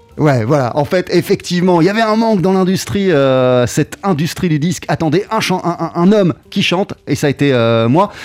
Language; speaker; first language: French; native; French